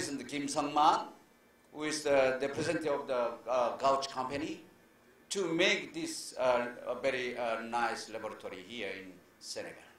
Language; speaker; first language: English; non-native, fluent; Korean